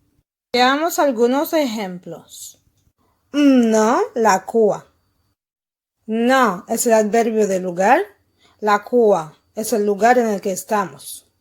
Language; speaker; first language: Spanish; non-native, fluent; Haitian Creole